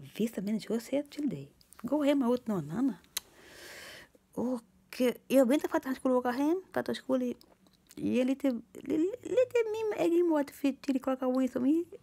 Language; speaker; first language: Swedish; non-native, learner; Portuguese